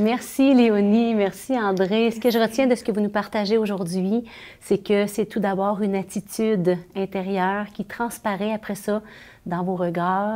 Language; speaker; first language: French; native; French